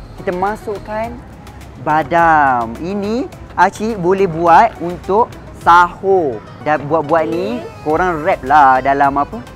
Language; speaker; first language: Malay; native; Malay